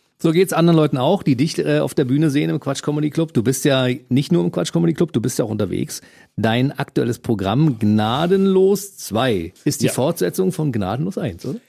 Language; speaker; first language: German; native; German